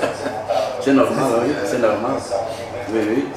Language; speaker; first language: French; non-native, learner; Portuguese